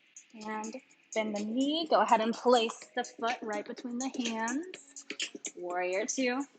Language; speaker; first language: English; native; English